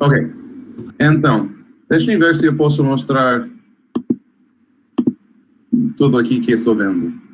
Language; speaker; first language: Portuguese; non-native, fluent; English